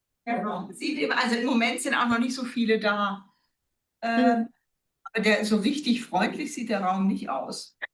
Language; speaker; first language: German; native; German